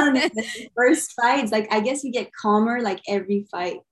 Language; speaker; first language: English; early bilingual, other home language; Armenian